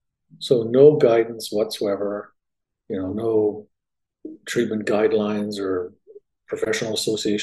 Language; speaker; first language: English; native; English